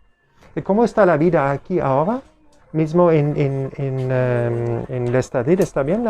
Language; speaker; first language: Spanish; non-native, learner; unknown